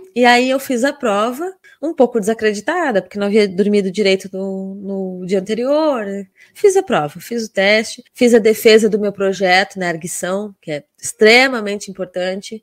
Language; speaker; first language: Portuguese; native; Portuguese